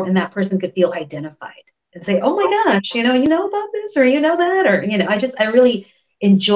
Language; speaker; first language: English; early bilingual, other home language; Spanish